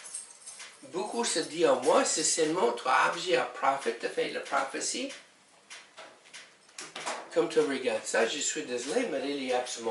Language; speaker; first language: French; non-native, learner; English